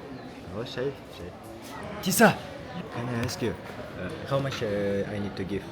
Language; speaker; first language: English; non-native, learner; Kazakh